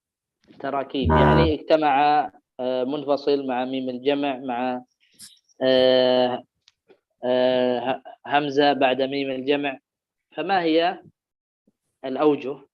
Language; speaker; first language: Arabic; native; Arabic